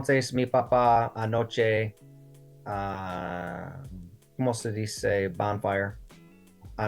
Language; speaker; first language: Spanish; non-native, learner; English